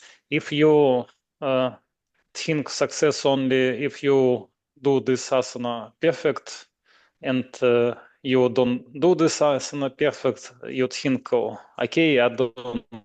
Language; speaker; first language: English; non-native, learner; Russian